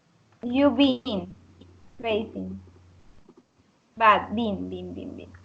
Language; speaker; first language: English; non-native, learner; Spanish